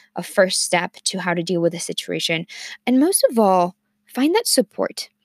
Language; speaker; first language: English; non-native, fluent; Spanish